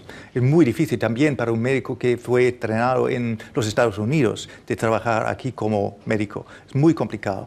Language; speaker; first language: Spanish; non-native, fluent; German